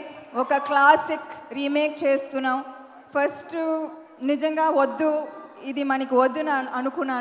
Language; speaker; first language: Telugu; non-native, fluent; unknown